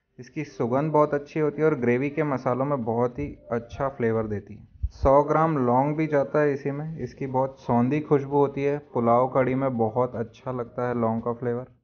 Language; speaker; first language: Hindi; native; Hindi